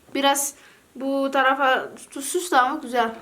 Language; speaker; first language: Turkish; non-native, learner; Indonesian